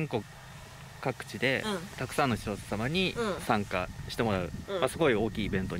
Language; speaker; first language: Japanese; native; Japanese